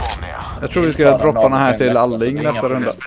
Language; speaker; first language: Swedish; native; Swedish